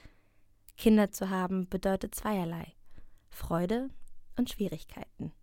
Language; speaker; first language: German; non-native, learner; Russian